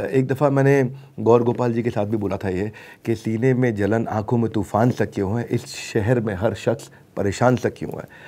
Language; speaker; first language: Hindi; native; Hindi